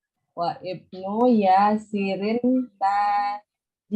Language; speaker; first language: Arabic; non-native, learner; Indonesian